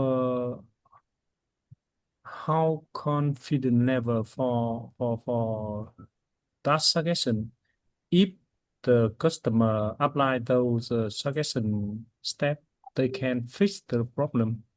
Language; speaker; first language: English; non-native, fluent; Vietnamese